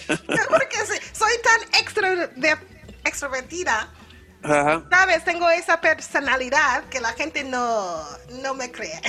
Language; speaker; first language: Spanish; non-native, fluent; English